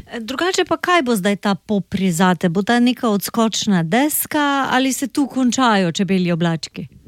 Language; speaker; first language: Slovenian; native; Slovenian